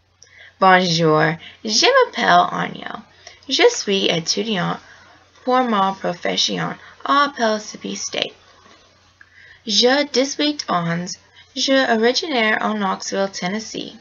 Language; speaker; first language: French; non-native, learner; English